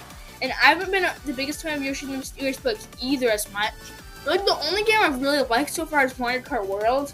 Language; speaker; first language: English; native; English